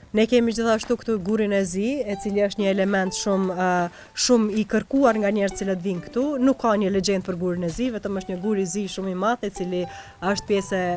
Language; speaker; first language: Albanian; native; Albanian